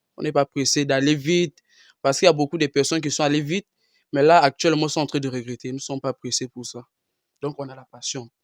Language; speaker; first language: French; non-native, local second language; Lingala